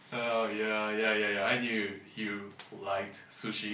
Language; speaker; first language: English; non-native, learner; Japanese